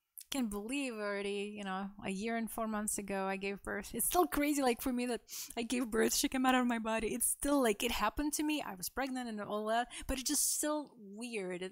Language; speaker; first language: English; non-native, fluent; Russian